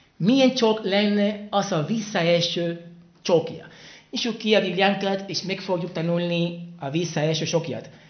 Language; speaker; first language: Hungarian; non-native, learner; Spanish